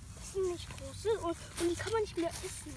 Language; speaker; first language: German; early bilingual, other home language; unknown